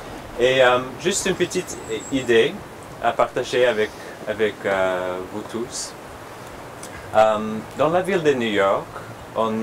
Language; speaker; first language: French; non-native, learner; English